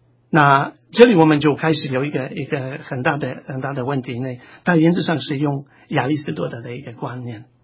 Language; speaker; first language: Chinese; non-native, fluent; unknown